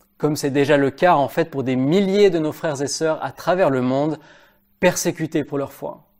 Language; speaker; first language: French; native; French